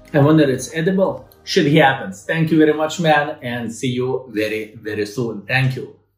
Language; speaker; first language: English; non-native, fluent; Lithuanian